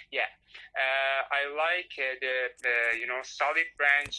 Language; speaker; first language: English; non-native, learner; Persian